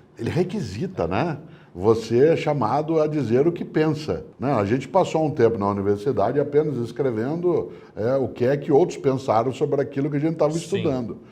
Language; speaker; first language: Portuguese; native; Portuguese